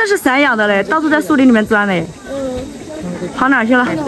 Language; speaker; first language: Chinese; native; Chinese